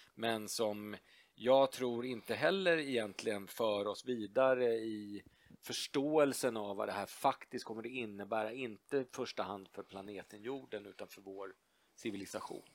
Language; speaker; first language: Swedish; native; Swedish